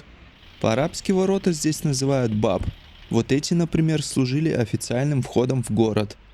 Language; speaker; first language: Russian; native; Russian